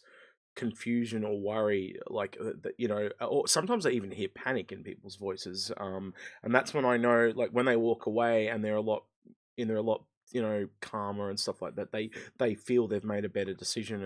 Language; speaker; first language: English; native; English